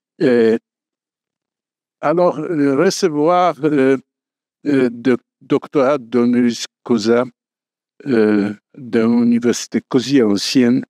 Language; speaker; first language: French; non-native, fluent; Polish